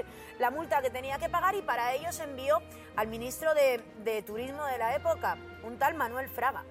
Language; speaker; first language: Spanish; native; Spanish